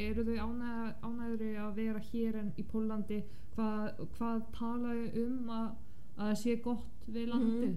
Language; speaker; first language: Icelandic; non-native, fluent; Polish